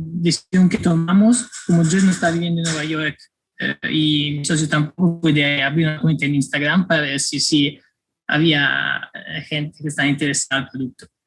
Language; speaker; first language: Spanish; non-native, fluent; Italian